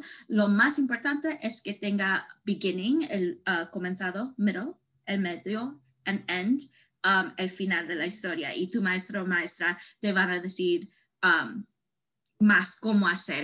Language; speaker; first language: Spanish; early bilingual, heritage; Spanish